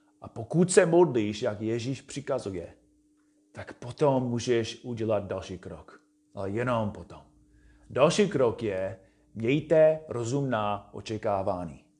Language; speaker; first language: Czech; non-native, fluent; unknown